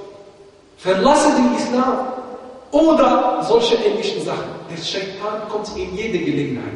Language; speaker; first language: German; non-native, fluent; Arabic